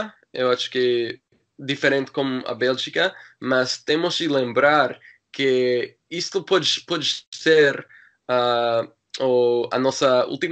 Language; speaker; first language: Portuguese; non-native, learner; English